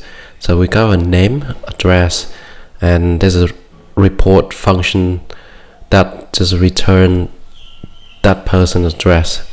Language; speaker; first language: English; non-native, fluent; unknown